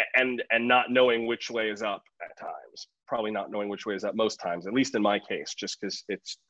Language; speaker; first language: English; native; English